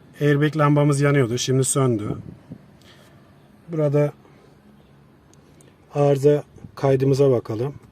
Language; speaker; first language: Turkish; native; Turkish